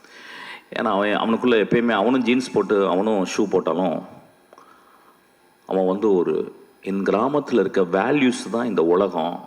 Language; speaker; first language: Tamil; native; Tamil